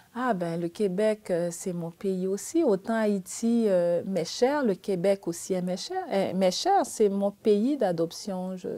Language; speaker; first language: French; early bilingual, other home language; Haitian Creole